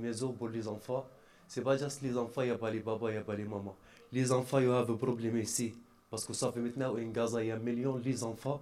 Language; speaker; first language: French; non-native, learner; Arabic